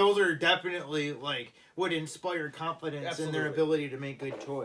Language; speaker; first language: English; native; English